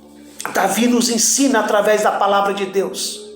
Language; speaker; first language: Portuguese; native; Portuguese